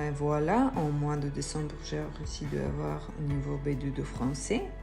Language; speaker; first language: French; non-native, learner; Bulgarian